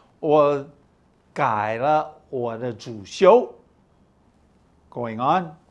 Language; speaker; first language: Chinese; non-native, fluent; English